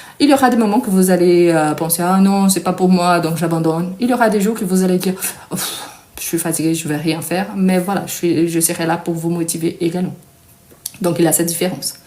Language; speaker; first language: French; non-native, fluent; Portuguese